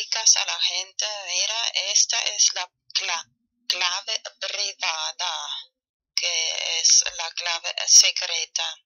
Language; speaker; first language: Spanish; non-native, fluent; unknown